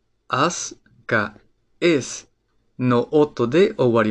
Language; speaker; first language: Japanese; non-native, fluent; Spanish